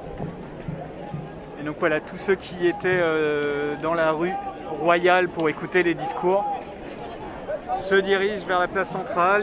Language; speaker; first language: French; native; French